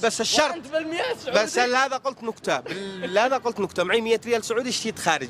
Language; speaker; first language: Arabic; native; Arabic